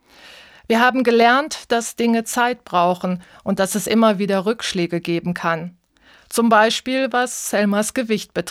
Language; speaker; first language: German; native; German